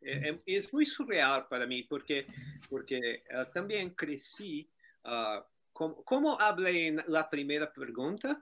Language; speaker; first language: Spanish; non-native, learner; Portuguese